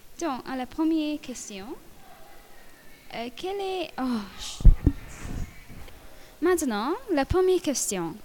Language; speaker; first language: French; non-native, learner; English